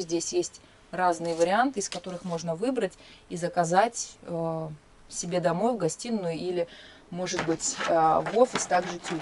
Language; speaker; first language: Russian; native; Russian